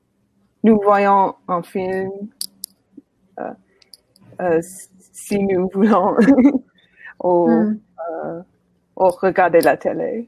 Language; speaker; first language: French; non-native, learner; English